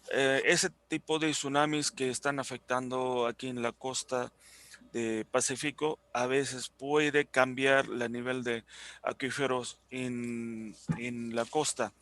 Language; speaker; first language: Spanish; non-native, fluent; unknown